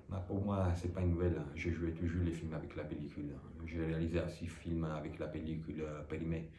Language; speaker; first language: French; non-native, fluent; Italian